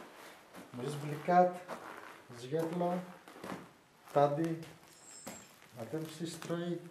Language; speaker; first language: Czech; non-native, learner; Greek